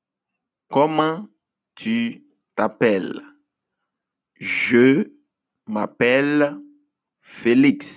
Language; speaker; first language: French; non-native, fluent; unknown